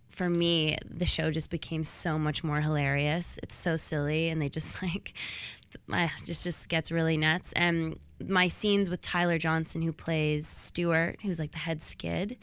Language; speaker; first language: English; native; English